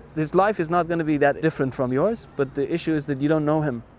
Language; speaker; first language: English; non-native, fluent; Persian